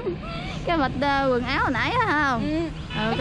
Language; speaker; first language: Vietnamese; native; Vietnamese